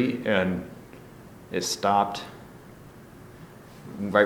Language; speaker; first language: English; native; English